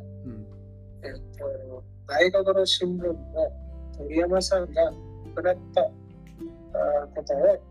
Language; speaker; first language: Japanese; non-native, learner; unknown